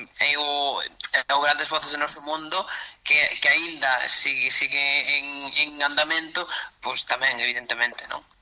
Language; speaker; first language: Galician; non-native, fluent; Kabuverdianu